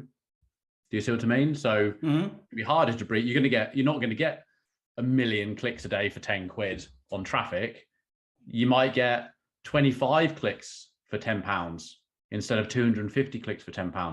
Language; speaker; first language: English; native; English